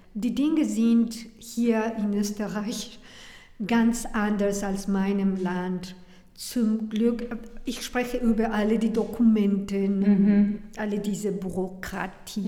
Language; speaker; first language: German; non-native, learner; Spanish